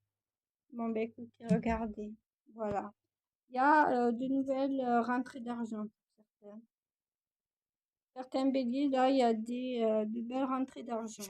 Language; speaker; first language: French; native; French